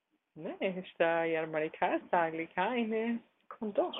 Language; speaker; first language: Greek; non-native, learner; German